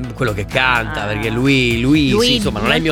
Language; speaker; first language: Italian; native; Italian